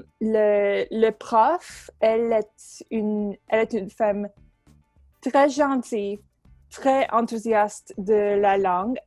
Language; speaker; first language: French; native; French